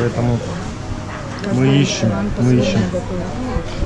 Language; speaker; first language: Russian; native; Russian